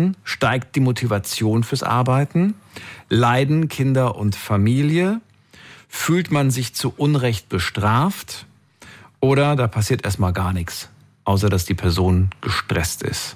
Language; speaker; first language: German; native; German